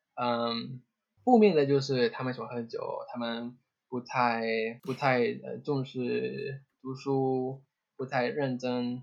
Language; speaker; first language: Chinese; non-native, learner; English